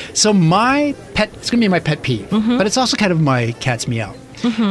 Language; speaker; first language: English; native; English